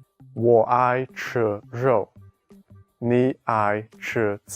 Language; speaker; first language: Chinese; non-native, learner; English